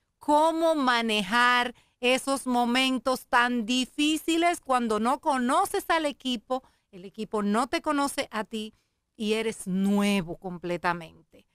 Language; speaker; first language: Spanish; native; Spanish